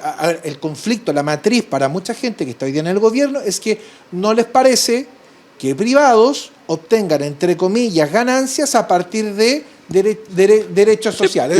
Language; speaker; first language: Spanish; native; Spanish